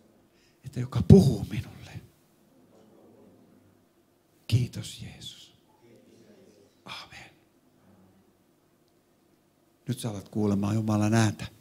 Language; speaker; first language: Finnish; non-native, fluent; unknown